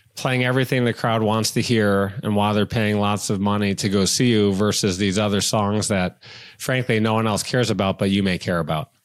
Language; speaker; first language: English; native; English